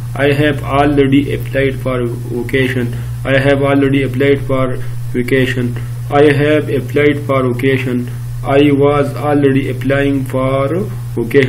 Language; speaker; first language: English; non-native, local second language; Urdu